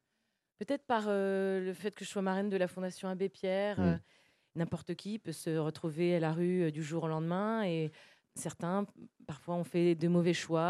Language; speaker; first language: French; native; French